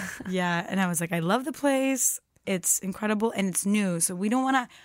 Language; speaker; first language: English; non-native, fluent; Turkish